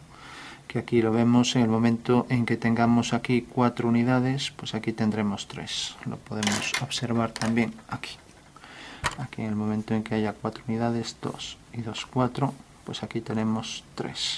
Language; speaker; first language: Spanish; native; Spanish